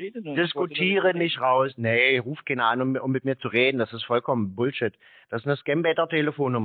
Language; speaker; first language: German; native; German